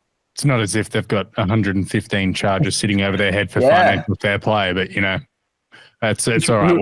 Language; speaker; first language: English; native; English